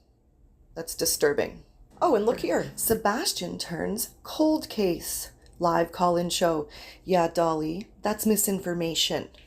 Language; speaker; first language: English; native; English